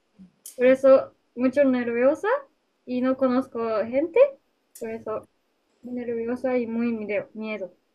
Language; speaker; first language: Spanish; non-native, learner; Japanese